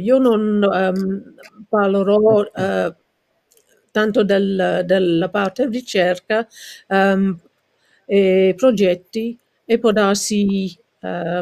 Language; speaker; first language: Italian; non-native, fluent; English